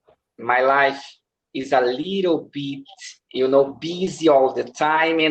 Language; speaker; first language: English; non-native, learner; Portuguese